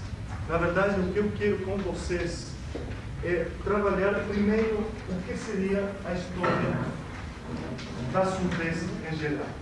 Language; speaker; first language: Portuguese; non-native, fluent; Spanish